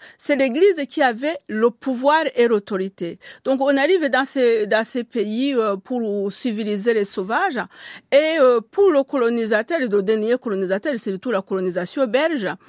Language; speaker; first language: French; non-native, local second language; Kinyarwanda